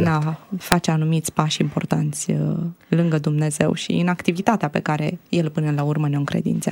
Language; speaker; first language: Romanian; native; Romanian